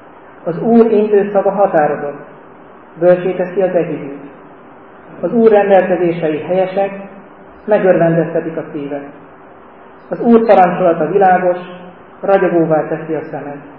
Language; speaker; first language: Hungarian; native; Hungarian